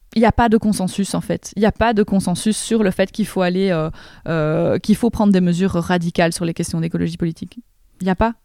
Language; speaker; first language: French; native; French